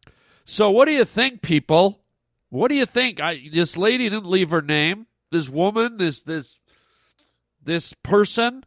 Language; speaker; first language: English; native; English